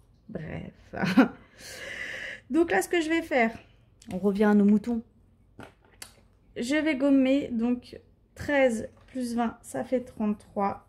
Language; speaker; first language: French; native; French